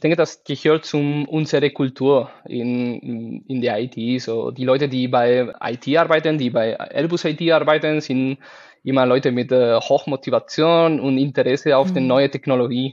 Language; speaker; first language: German; non-native, learner; Spanish